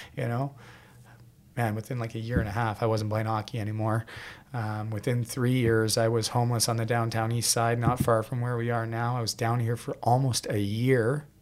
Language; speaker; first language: English; native; English